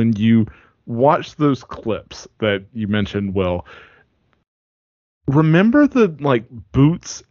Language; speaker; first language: English; native; English